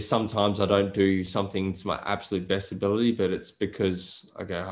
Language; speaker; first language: English; native; English